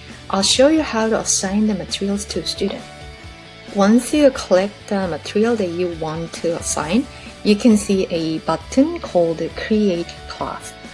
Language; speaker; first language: English; non-native, fluent; Korean